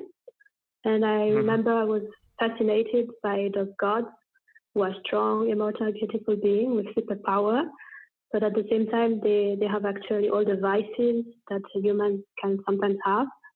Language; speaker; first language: English; non-native, fluent; French